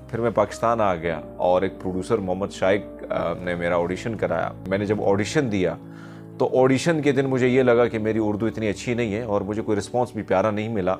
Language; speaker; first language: Urdu; non-native, local second language; Pashto